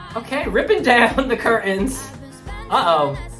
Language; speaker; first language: English; native; English